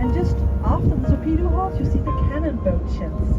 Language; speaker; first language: English; non-native, fluent; Danish